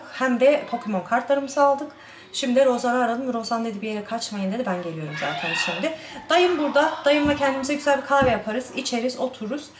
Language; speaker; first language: Turkish; native; Turkish